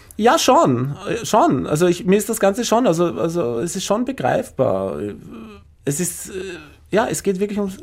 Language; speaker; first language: German; native; German